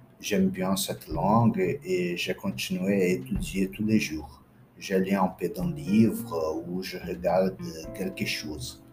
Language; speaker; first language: French; non-native, fluent; Portuguese